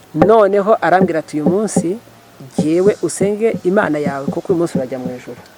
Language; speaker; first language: Kinyarwanda; early bilingual, heritage; Kinyarwanda